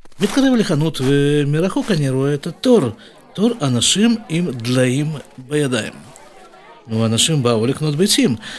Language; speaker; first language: Hebrew; non-native, fluent; Russian